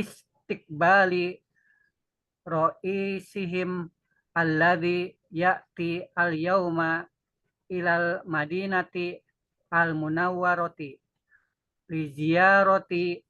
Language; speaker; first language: Arabic; non-native, learner; Indonesian